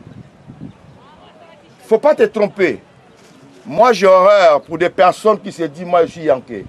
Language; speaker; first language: French; non-native, local second language; Lingala